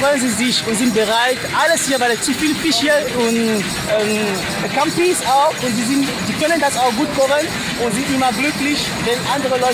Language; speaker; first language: German; non-native, fluent; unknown